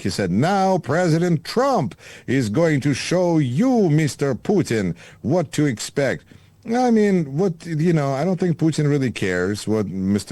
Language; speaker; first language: English; non-native, fluent; Russian